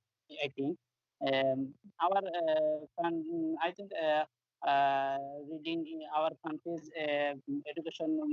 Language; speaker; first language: English; non-native, learner; Bangla